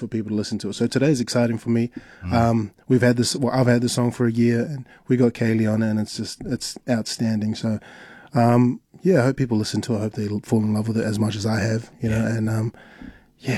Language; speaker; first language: English; native; English